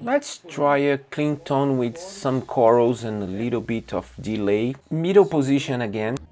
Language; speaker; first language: English; non-native, fluent; Portuguese